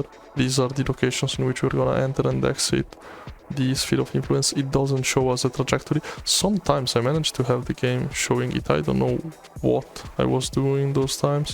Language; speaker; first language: English; non-native, fluent; Italian